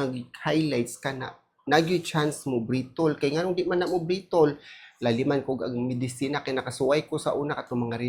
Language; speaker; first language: Cebuano; native; Cebuano